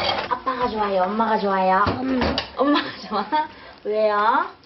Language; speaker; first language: Korean; non-native, fluent; Vietnamese